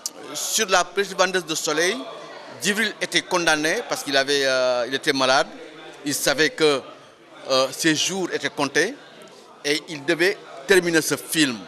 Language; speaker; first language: French; non-native, local second language; Wolof